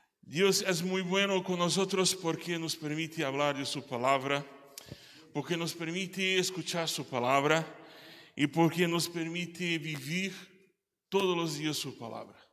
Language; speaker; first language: Spanish; non-native, learner; Portuguese